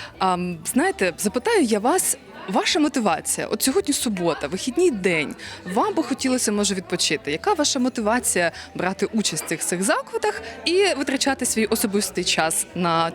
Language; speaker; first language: Ukrainian; native; Ukrainian